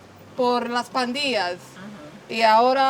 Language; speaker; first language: Spanish; non-native, fluent; English